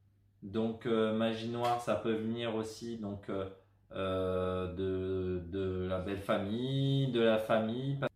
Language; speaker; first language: French; native; French